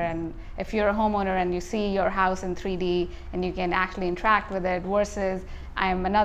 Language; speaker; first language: English; non-native, local second language; Hindi